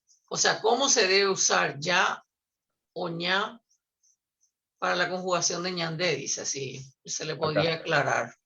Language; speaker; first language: Spanish; native; Spanish